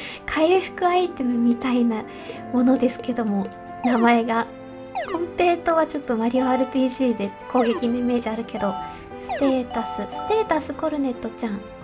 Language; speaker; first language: Japanese; native; Japanese